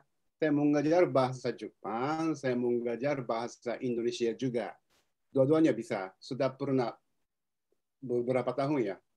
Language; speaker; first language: Indonesian; non-native, fluent; Japanese